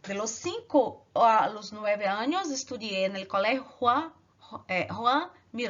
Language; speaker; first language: Spanish; non-native, learner; Portuguese